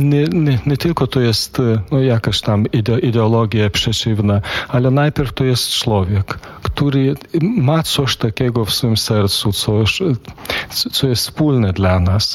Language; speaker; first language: Polish; non-native, fluent; Lithuanian